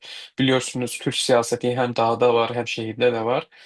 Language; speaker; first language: Turkish; non-native, fluent; Kurdish